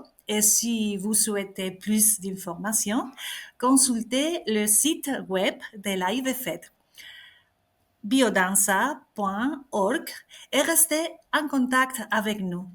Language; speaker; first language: French; non-native, fluent; Spanish